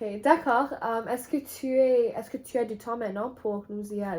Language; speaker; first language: French; non-native, learner; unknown